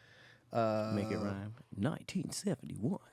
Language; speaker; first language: English; native; English